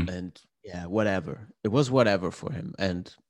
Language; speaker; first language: English; non-native, fluent; German